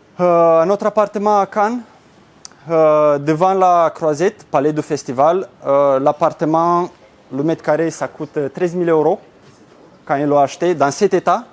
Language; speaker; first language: French; non-native, fluent; Romanian